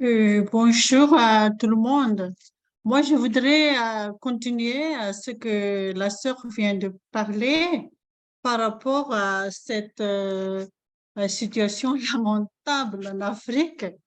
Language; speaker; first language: French; non-native, local second language; Malagasy